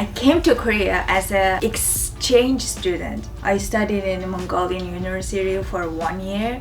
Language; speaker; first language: English; non-native, fluent; Mongolian